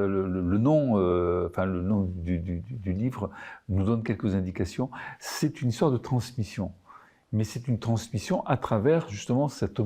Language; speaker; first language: French; native; French